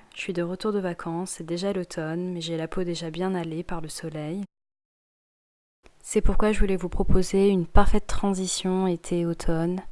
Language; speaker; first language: French; native; French